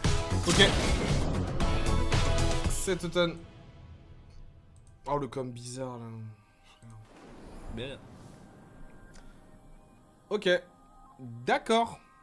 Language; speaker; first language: French; native; French